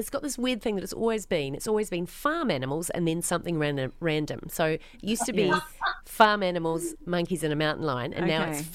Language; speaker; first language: English; native; English